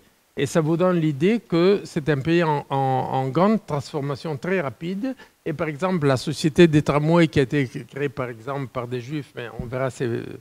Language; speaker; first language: French; non-native, fluent; Italian